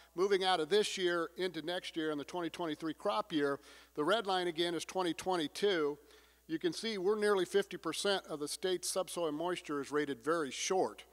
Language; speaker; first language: English; native; English